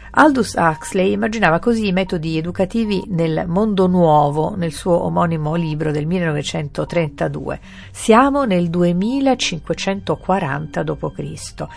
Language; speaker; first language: Italian; native; Italian